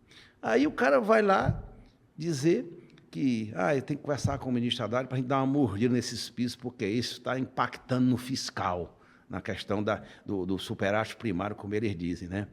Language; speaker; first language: Portuguese; native; Portuguese